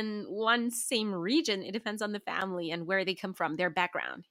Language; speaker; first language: English; non-native, fluent; Chinese